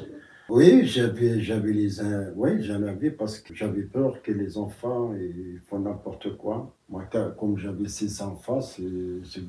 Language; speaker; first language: French; non-native, fluent; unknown